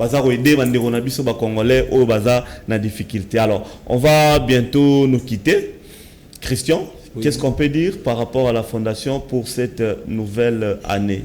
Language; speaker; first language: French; non-native, local second language; Lingala